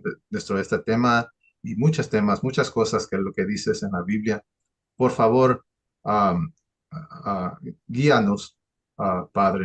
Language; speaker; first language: Spanish; early bilingual, heritage; English